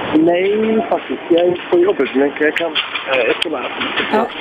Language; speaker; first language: Swedish; non-native, fluent; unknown